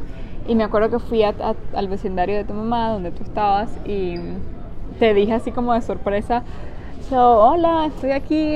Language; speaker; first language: Spanish; native; Spanish